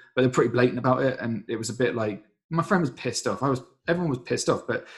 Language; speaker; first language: English; native; English